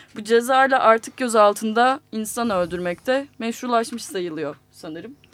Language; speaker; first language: Turkish; native; Turkish